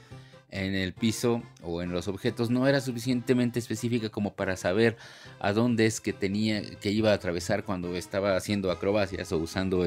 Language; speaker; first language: Spanish; native; Spanish